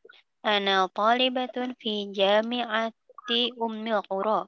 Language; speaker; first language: Arabic; non-native, learner; Indonesian